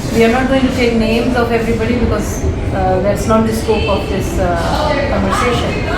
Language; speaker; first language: English; non-native, local second language; Urdu